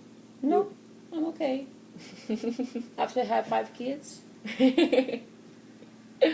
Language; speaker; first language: English; non-native, learner; Portuguese